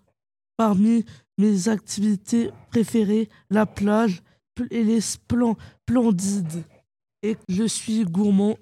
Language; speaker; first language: French; early bilingual, other home language; Arabic